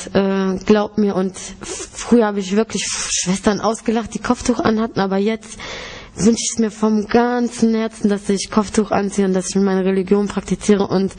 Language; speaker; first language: German; early bilingual, other home language; Greek